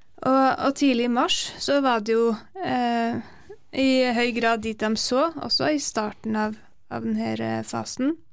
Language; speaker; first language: Norwegian; native; Norwegian